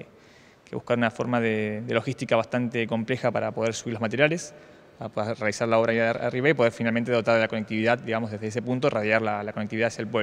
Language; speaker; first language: Spanish; native; Spanish